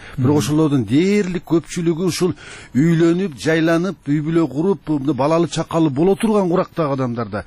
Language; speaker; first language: Kyrgyz; native; Kyrgyz